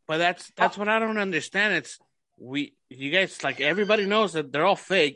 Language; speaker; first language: English; early bilingual, other home language; Spanish